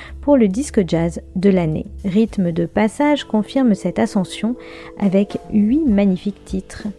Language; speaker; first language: French; native; French